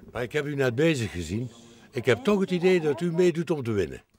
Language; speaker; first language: Dutch; native; Dutch